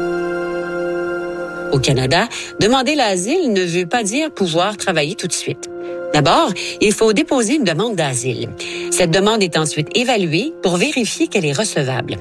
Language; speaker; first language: French; native; French